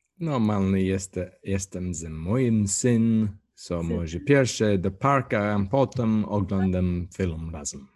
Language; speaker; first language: Polish; non-native, learner; English